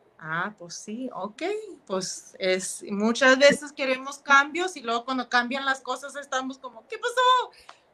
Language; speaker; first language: Spanish; early bilingual, heritage; Spanish